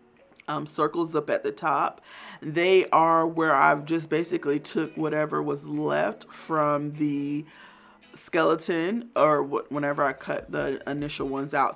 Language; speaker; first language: English; native; English